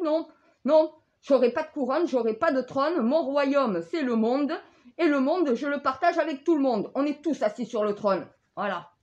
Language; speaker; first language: French; native; French